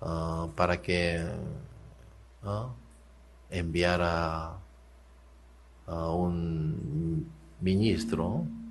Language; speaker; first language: Spanish; non-native, learner; Korean